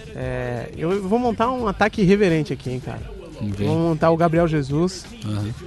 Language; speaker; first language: Portuguese; native; Portuguese